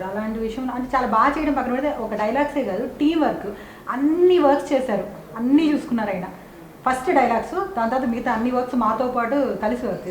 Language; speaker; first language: Telugu; native; Telugu